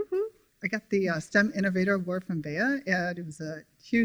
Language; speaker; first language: English; native; English